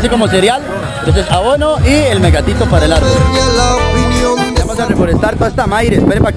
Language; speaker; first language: Spanish; native; Spanish